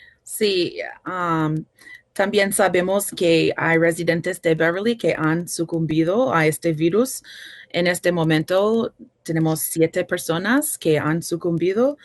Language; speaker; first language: Spanish; non-native, fluent; English